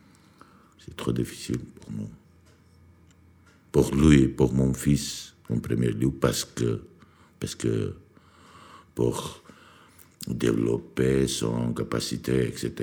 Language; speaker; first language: French; non-native, learner; Georgian